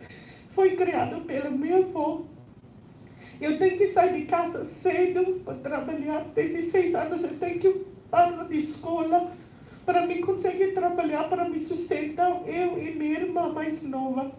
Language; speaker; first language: Portuguese; non-native, learner; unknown